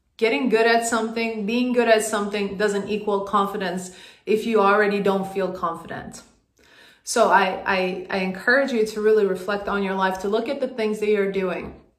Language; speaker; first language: English; non-native, fluent; Swedish